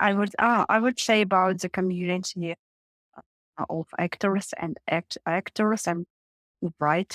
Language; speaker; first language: English; non-native, learner; Russian